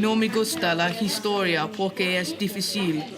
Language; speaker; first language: Spanish; non-native, learner; English